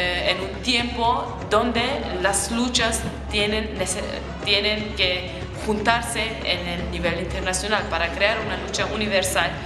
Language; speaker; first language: Spanish; non-native, fluent; Kurdish